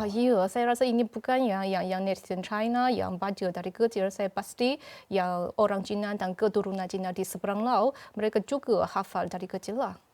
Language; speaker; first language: Malay; non-native, fluent; Chinese